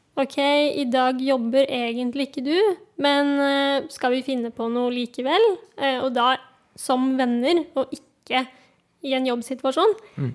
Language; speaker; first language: Norwegian; native; Norwegian